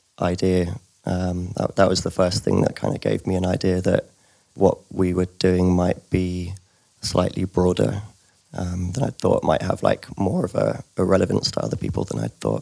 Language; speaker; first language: English; native; English